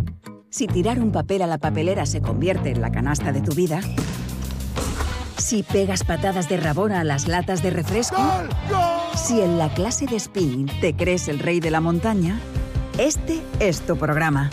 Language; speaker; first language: Spanish; native; Spanish